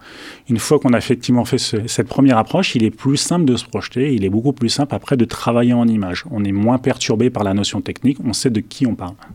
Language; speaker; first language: French; native; French